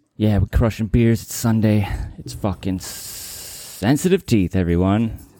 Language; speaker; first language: English; native; English